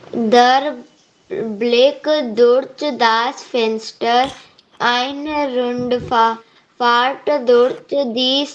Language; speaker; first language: German; non-native, learner; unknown